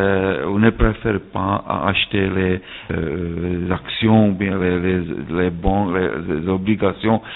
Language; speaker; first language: French; non-native, fluent; Czech